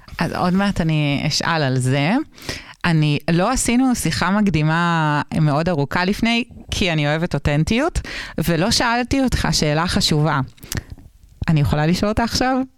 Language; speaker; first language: Hebrew; native; Hebrew